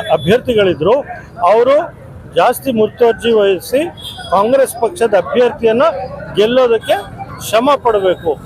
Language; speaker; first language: Kannada; non-native, local second language; Lambadi